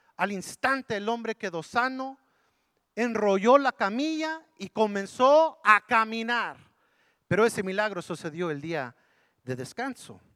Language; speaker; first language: Spanish; early bilingual, heritage; Spanish